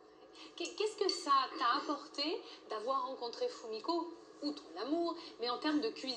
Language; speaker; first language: French; native; French